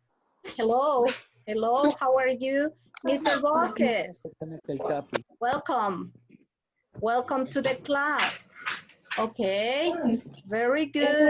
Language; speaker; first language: English; non-native, fluent; Spanish